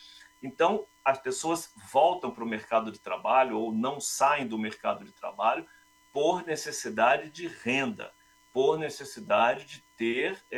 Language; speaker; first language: Portuguese; native; Portuguese